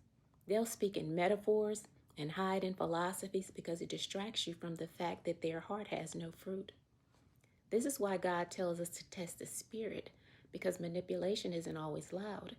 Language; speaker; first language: English; native; English